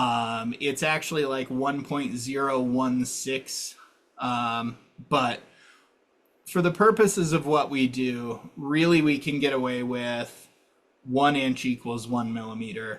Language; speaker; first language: English; native; English